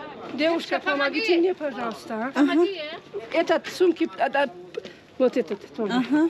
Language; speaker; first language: Russian; non-native, learner; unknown